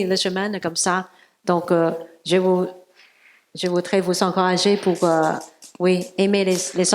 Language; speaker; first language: French; non-native, learner; Cantonese